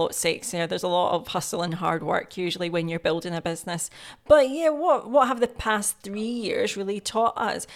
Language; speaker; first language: English; native; English